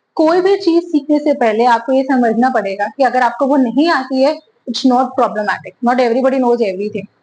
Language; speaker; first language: Hindi; native; Hindi